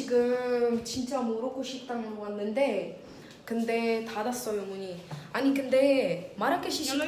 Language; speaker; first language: Korean; non-native, fluent; Arabic